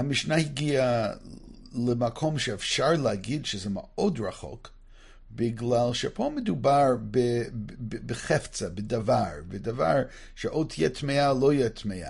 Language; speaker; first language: Hebrew; non-native, fluent; English